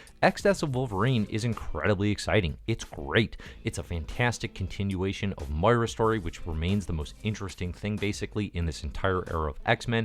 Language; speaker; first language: English; native; English